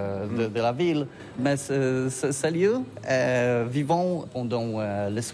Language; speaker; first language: French; non-native, learner; Polish